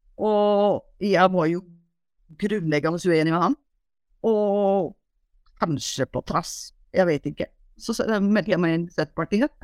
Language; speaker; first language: Norwegian; native; Norwegian